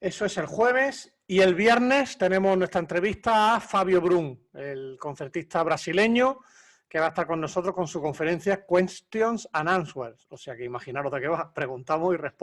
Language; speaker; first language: Spanish; native; Spanish